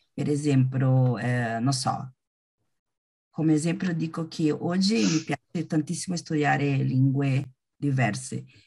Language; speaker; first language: Italian; non-native, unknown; Portuguese